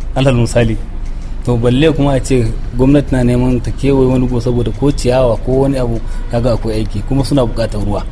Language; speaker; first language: Hausa; non-native, local second language; Fula